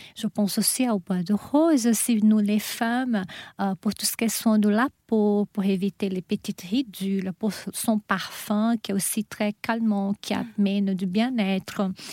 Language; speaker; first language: French; non-native, fluent; Portuguese